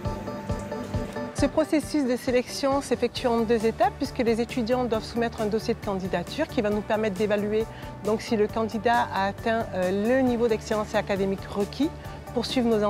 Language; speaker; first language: French; native; French